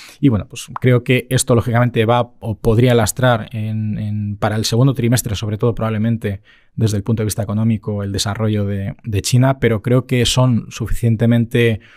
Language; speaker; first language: Spanish; native; Spanish